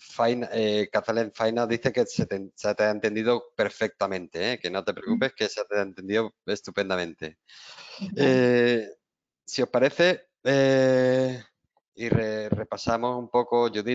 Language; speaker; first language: Spanish; native; Spanish